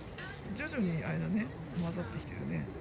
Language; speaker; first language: Japanese; native; Japanese